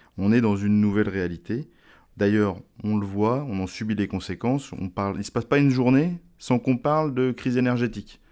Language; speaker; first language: French; native; French